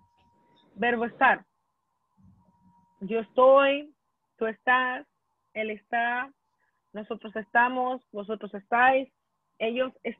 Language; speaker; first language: Spanish; non-native, fluent; English